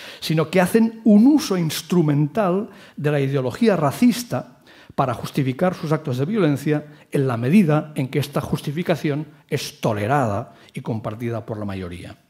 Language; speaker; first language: Spanish; non-native, local second language; Catalan